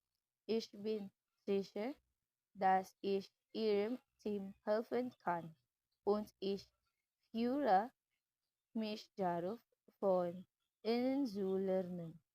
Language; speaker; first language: German; non-native, learner; Filipino